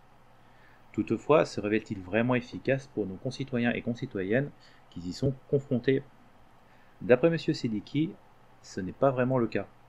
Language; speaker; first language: French; native; French